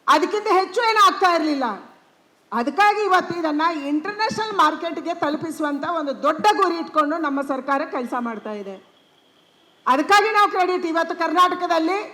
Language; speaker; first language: Kannada; non-native, local second language; Tulu